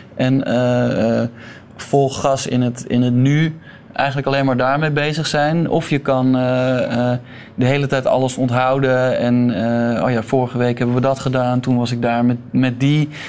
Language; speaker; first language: Dutch; native; Dutch